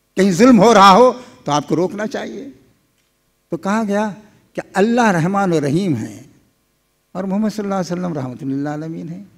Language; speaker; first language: Urdu; native; Urdu